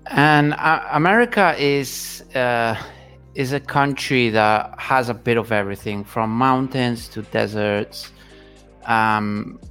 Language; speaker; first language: English; non-native, fluent; Italian